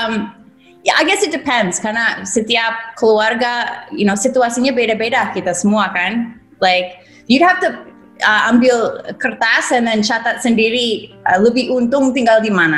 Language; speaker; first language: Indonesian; non-native, fluent; English